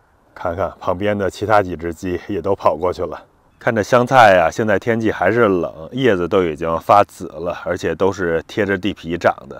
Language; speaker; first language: Chinese; native; Chinese